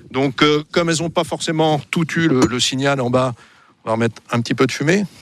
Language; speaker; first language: French; native; French